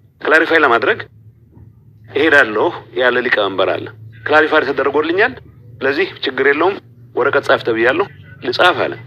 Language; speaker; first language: Amharic; non-native, local second language; Tigrinya